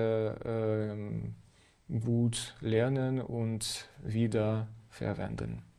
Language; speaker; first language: German; non-native, fluent; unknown